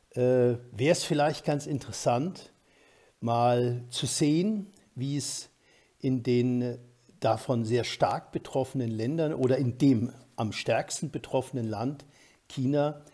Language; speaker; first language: German; native; German